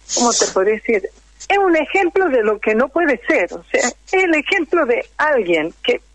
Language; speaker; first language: Spanish; native; Spanish